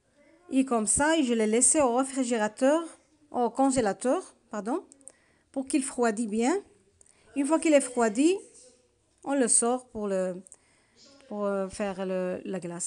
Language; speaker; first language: French; non-native, learner; Arabic